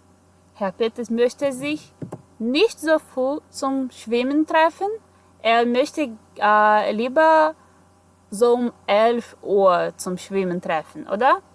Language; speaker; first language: German; non-native, fluent; Portuguese